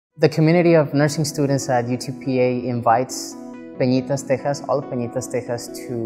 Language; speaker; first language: English; native; English